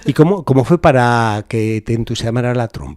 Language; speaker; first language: Spanish; native; Spanish